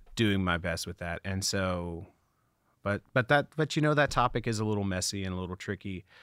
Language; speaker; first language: English; native; English